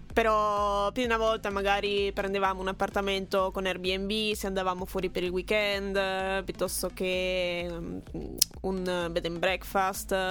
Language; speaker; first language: Italian; early bilingual, other home language; Spanish